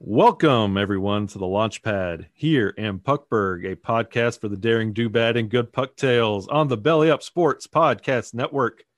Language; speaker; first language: English; native; English